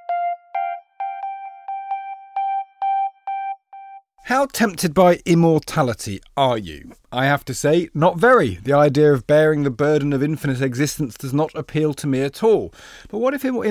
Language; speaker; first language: English; native; English